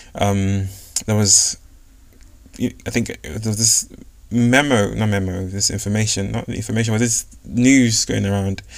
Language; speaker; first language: English; non-native, local second language; Yoruba